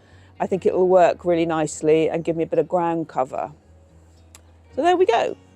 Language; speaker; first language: English; native; English